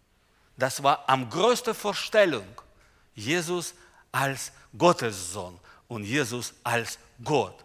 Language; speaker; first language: German; non-native, learner; Russian